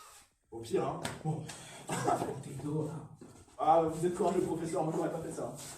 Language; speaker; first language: French; native; French